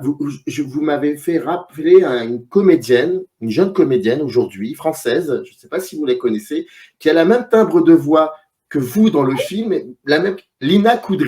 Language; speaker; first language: French; native; French